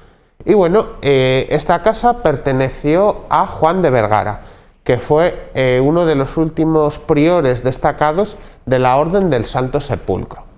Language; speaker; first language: Spanish; native; Spanish